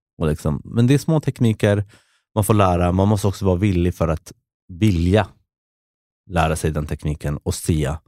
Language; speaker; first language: Swedish; early bilingual, other home language; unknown